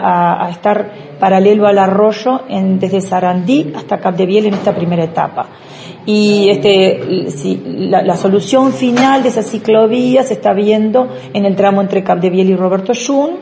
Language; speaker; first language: Spanish; native; Spanish